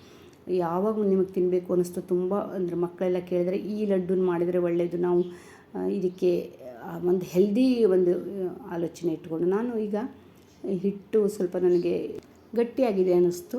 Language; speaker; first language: Kannada; native; Kannada